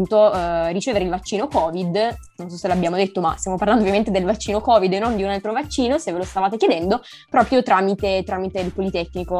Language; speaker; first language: Italian; native; Italian